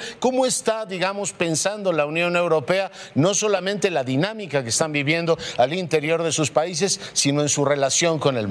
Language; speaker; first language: Spanish; native; Spanish